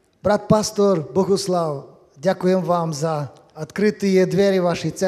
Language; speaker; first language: Polish; non-native, learner; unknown